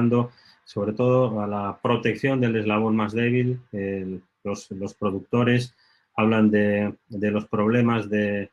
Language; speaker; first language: Spanish; native; Spanish